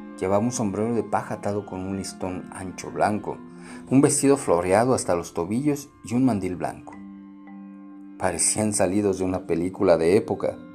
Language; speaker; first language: Spanish; native; Spanish